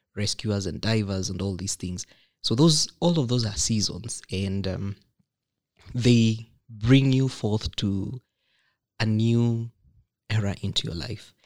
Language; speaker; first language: English; non-native, local second language; Kikuyu